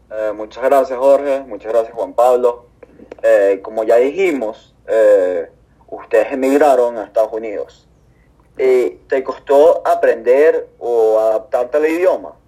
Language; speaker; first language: Spanish; native; Spanish